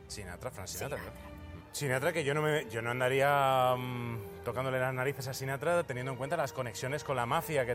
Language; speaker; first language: Spanish; native; Spanish